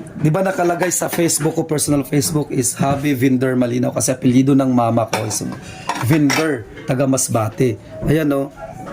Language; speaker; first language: Filipino; non-native, local second language; Cebuano